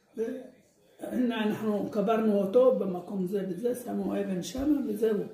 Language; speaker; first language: Hebrew; early bilingual, other home language; Arabic